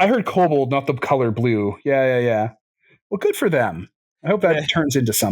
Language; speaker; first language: English; native; English